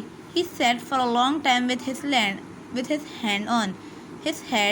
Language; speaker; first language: English; non-native, local second language; Urdu